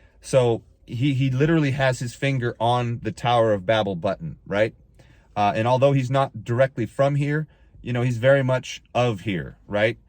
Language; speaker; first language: English; native; English